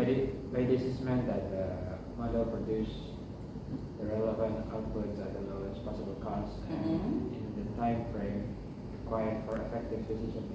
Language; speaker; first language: English; non-native, learner; Indonesian